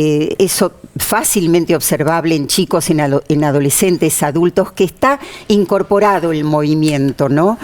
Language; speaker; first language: Spanish; native; Spanish